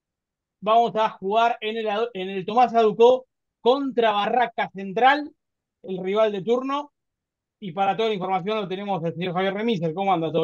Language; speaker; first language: Spanish; native; Spanish